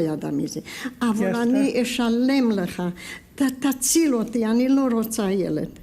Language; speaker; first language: Hebrew; non-native, fluent; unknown